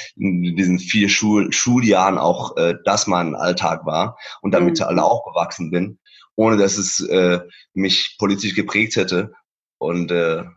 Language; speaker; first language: German; early bilingual, other home language; Persian